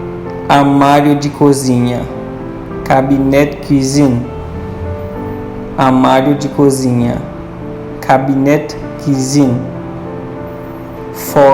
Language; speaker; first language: Portuguese; non-native, fluent; Haitian Creole